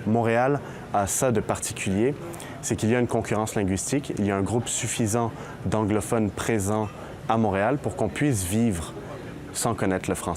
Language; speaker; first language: French; native; French